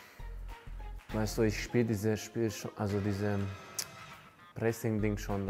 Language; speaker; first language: German; non-native, fluent; Hungarian